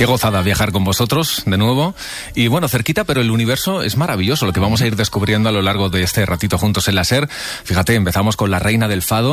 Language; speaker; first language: Spanish; native; Spanish